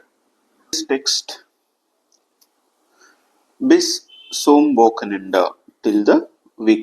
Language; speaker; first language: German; non-native, fluent; Telugu